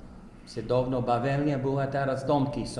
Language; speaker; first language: Polish; early bilingual, heritage; English